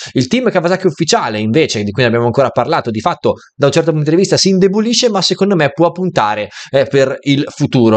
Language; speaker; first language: Italian; native; Italian